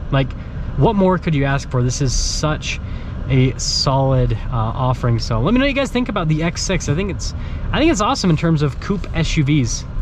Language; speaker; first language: English; native; English